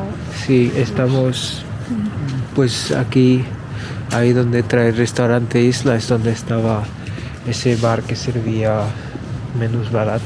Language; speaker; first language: Spanish; non-native, fluent; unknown